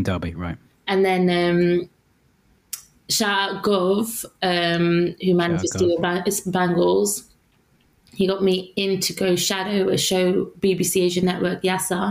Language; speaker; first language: English; native; English